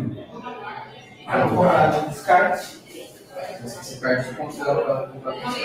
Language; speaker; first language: Portuguese; native; Portuguese